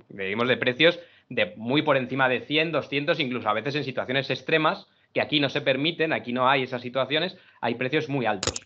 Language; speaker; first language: Spanish; native; Spanish